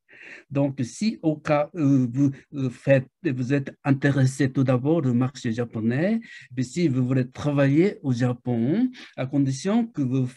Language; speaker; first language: French; non-native, fluent; Japanese